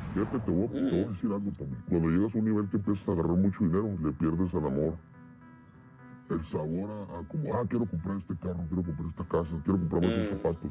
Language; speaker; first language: Spanish; native; Spanish